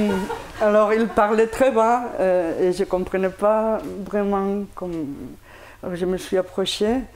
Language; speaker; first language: French; non-native, fluent; Spanish